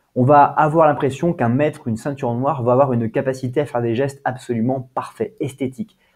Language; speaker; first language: French; native; French